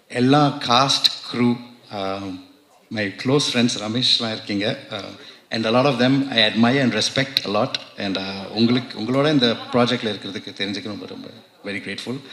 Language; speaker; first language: Tamil; early bilingual, heritage; Tamil